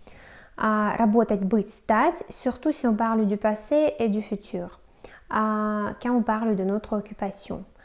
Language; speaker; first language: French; non-native, fluent; Russian